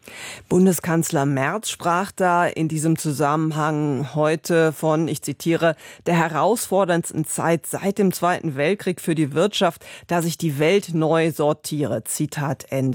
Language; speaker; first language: German; native; German